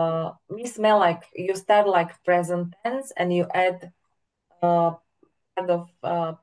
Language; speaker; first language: English; non-native, fluent; Slovak